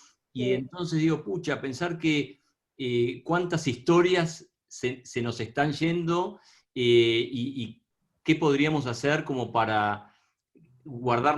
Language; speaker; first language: Spanish; native; Spanish